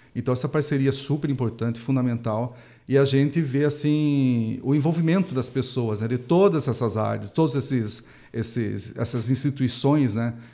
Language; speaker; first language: Portuguese; native; Portuguese